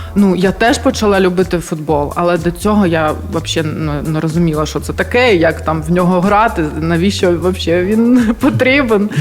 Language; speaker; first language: Ukrainian; native; Ukrainian